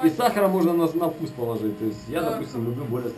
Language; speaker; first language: Russian; native; Russian